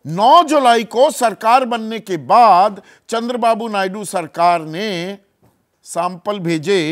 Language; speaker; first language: Hindi; native; Hindi